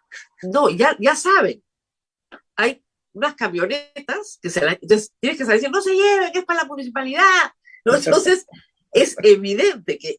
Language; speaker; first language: Spanish; native; Spanish